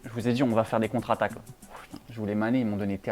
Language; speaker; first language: French; native; French